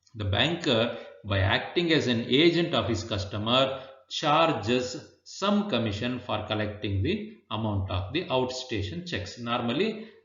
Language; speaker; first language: English; non-native, local second language; Kannada